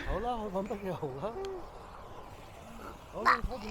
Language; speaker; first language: Cantonese; native; Cantonese